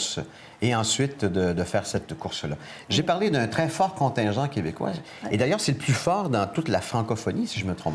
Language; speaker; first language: French; native; French